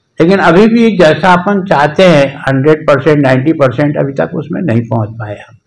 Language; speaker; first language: Hindi; native; Hindi